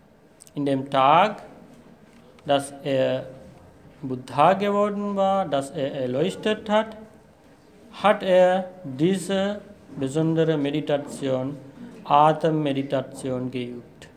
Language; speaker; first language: German; non-native, fluent; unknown